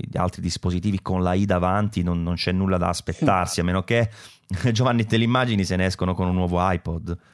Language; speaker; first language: Italian; native; Italian